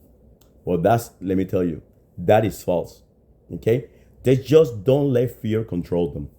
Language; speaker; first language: English; non-native, fluent; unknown